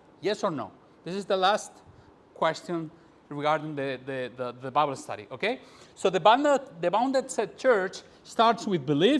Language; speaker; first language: English; non-native, fluent; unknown